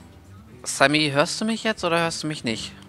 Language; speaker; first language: German; native; German